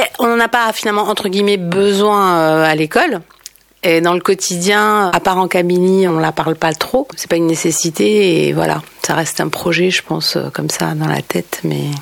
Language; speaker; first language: French; native; French